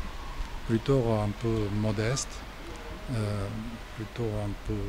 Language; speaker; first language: French; non-native, fluent; Japanese